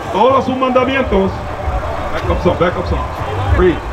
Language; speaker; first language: Spanish; early bilingual, other home language; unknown